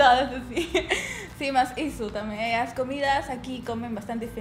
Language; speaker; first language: Portuguese; non-native, learner; Spanish